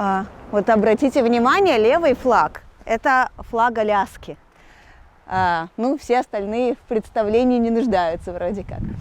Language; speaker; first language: Russian; native; Russian